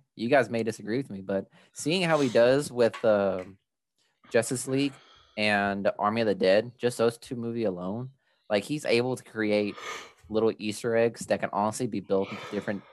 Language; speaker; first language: English; early bilingual, other home language; Spanish